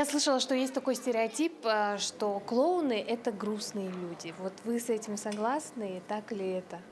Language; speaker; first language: Russian; native; Russian